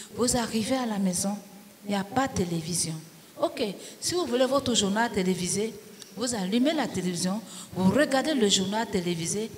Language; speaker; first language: French; non-native, local second language; Baoulé